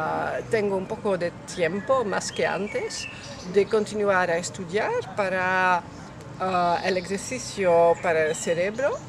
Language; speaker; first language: Spanish; non-native, learner; French